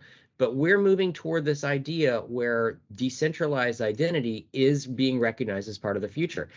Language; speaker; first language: English; native; English